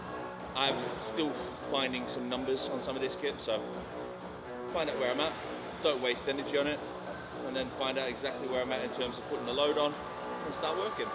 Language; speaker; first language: English; native; English